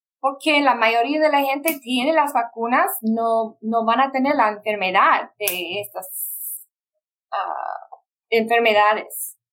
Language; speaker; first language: Spanish; non-native, fluent; English